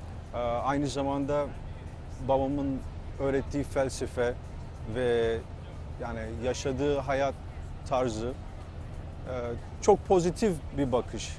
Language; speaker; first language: Turkish; early bilingual, heritage; Turkish